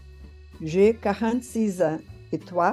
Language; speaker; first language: French; non-native, fluent; Portuguese